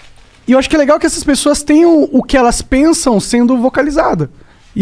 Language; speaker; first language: Portuguese; native; Portuguese